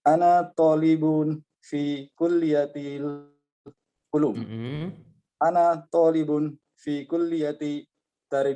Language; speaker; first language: Arabic; non-native, learner; Indonesian